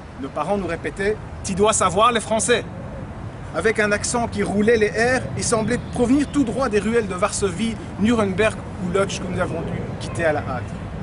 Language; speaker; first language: French; native; French